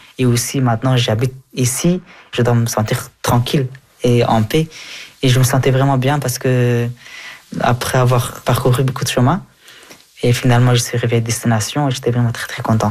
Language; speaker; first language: French; non-native, fluent; Persian